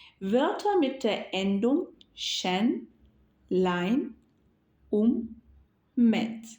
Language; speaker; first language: German; non-native, fluent; Turkish